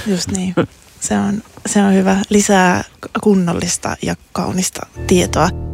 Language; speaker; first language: Finnish; native; Finnish